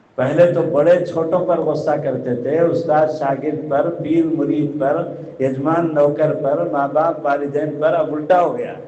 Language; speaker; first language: Urdu; native; Urdu